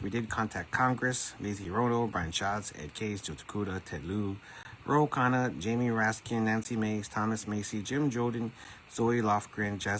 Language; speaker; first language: English; native; English